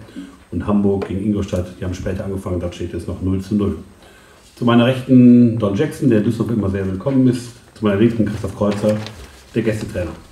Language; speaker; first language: German; native; German